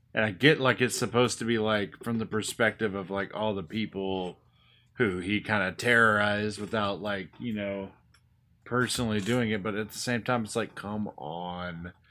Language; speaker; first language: English; native; English